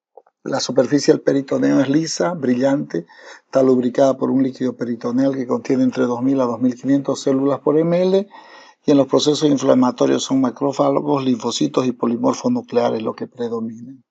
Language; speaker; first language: Spanish; native; Spanish